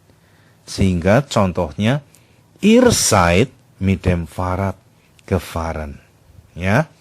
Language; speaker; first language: German; non-native, fluent; Indonesian